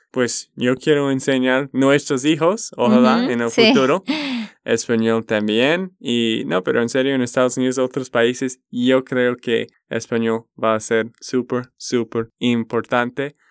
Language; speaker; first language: Spanish; non-native, learner; English